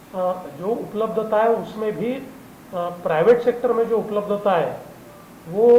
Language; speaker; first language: Hindi; non-native, local second language; Marathi